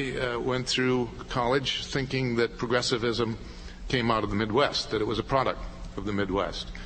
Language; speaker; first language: English; native; English